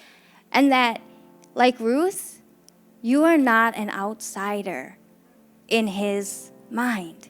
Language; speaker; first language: English; native; English